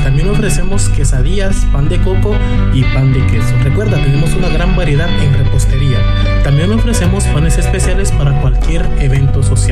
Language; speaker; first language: Spanish; native; Spanish